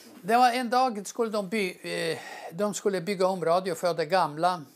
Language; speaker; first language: Swedish; non-native, fluent; Croatian